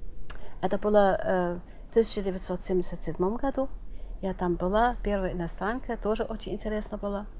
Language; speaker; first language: Russian; non-native, fluent; German